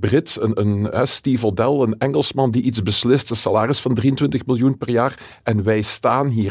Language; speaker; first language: Dutch; native; Dutch